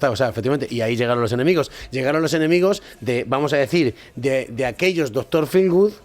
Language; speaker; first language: Spanish; native; Spanish